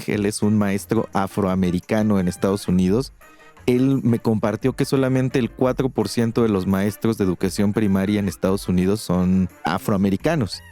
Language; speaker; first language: Spanish; native; Spanish